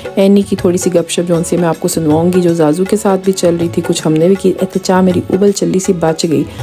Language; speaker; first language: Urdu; non-native, local second language; Punjabi